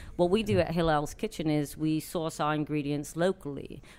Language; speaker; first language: English; native; English